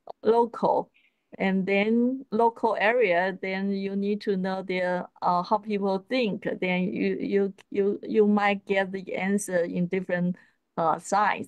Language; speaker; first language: English; non-native, fluent; Chinese